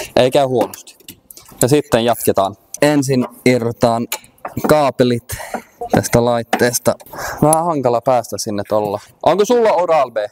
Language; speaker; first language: Finnish; early bilingual, heritage; Finnish